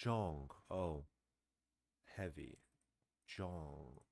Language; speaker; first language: Chinese; non-native, learner; English